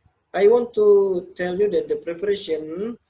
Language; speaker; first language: English; non-native, learner; Indonesian